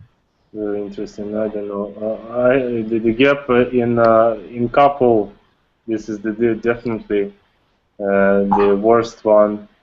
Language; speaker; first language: English; non-native, fluent; Russian